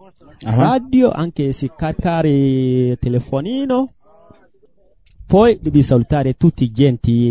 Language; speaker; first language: Italian; non-native, learner; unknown